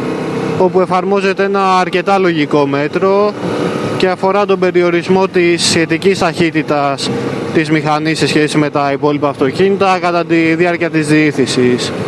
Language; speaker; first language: Greek; native; Greek